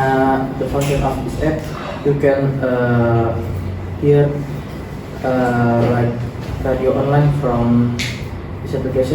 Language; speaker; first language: English; non-native, learner; Indonesian